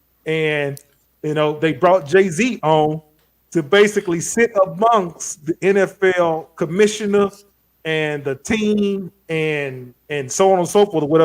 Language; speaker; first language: English; native; English